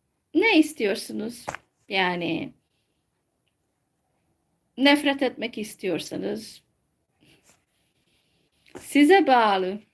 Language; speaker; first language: Turkish; non-native, fluent; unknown